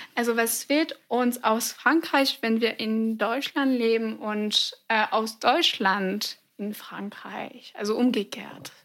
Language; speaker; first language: German; non-native, fluent; French